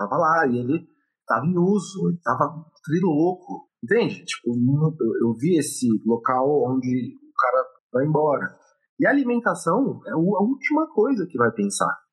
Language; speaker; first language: Portuguese; native; Portuguese